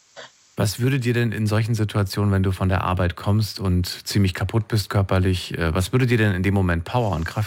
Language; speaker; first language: German; native; German